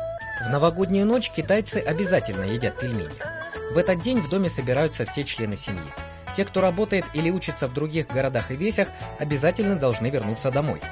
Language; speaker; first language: Russian; native; Russian